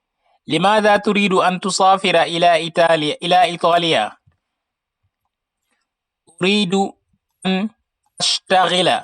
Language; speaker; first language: Arabic; non-native, fluent; Wolof